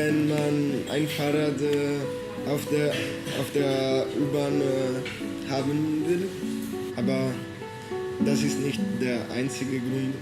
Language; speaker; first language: German; non-native, fluent; Italian